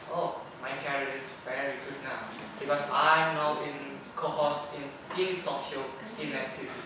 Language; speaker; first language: English; non-native, learner; Indonesian